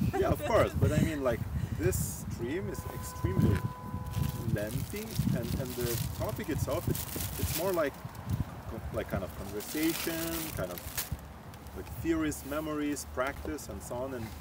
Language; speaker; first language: English; non-native, fluent; Lithuanian